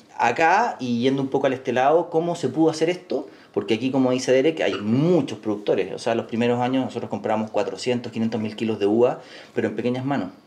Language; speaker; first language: Spanish; native; Spanish